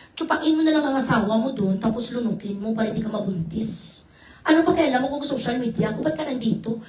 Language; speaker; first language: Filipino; non-native, local second language; Hiligaynon